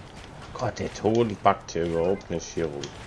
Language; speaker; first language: German; native; German